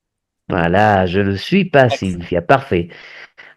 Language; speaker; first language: French; non-native, fluent; Spanish